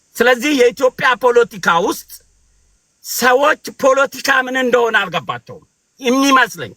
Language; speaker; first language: Amharic; non-native, local second language; Oromo